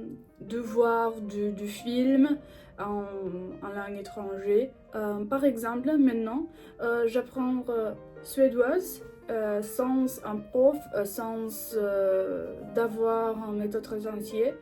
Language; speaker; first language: French; non-native, learner; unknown